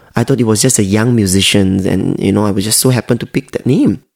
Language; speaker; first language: English; non-native, local second language; Hakka Chinese